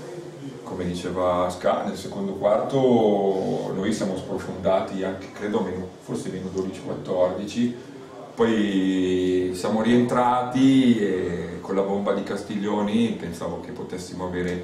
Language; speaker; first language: Italian; native; Italian